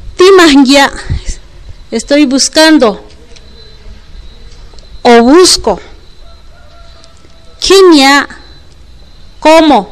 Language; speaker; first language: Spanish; non-native, local second language; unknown